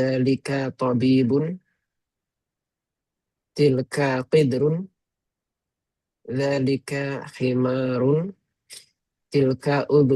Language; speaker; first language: Arabic; non-native, learner; Indonesian